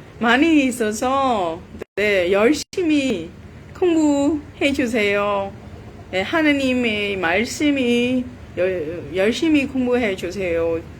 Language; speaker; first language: Korean; non-native, learner; Vietnamese